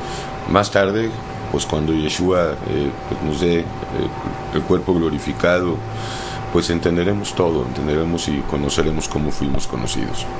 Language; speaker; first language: Spanish; native; Spanish